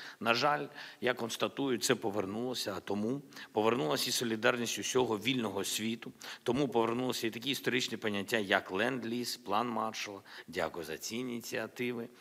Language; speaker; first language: Ukrainian; non-native, local second language; Russian